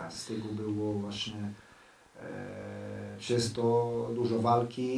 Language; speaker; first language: Polish; non-native, learner; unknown